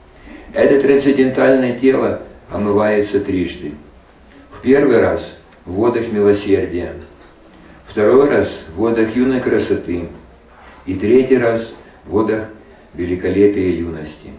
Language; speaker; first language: Russian; native; Russian